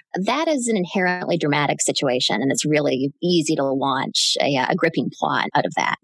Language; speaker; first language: English; native; English